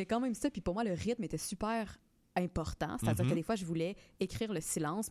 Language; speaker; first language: French; native; French